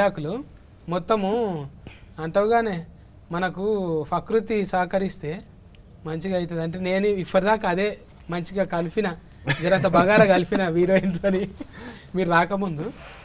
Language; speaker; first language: Telugu; native; Telugu